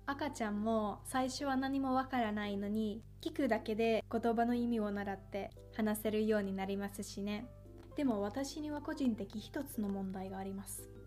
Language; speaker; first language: Japanese; non-native, fluent; Finnish